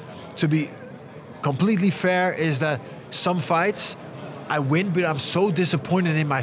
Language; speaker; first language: English; non-native, fluent; Dutch